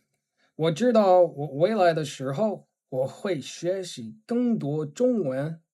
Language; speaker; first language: Chinese; non-native, learner; English